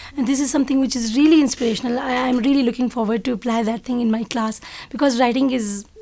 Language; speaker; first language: English; non-native, local second language; Urdu